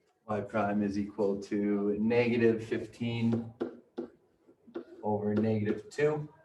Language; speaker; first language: English; native; English